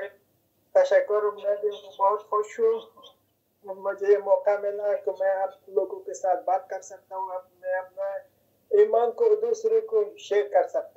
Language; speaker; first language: Hindi; non-native, fluent; Persian